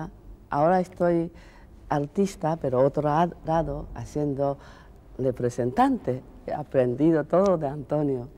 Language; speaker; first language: Spanish; non-native, learner; Japanese